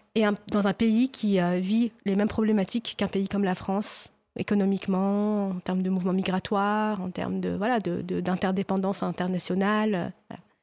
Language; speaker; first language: French; non-native, local second language; Arabic